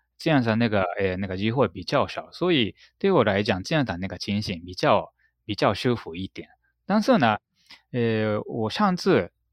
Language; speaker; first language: Chinese; non-native, fluent; Japanese